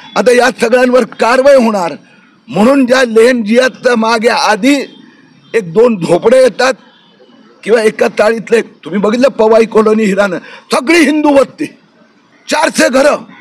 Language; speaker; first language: Marathi; non-native, local second language; Gujarati